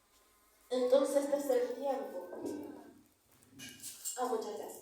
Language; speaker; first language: Spanish; native; Spanish